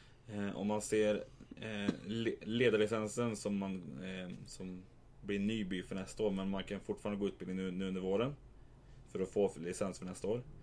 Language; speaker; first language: Swedish; native; Swedish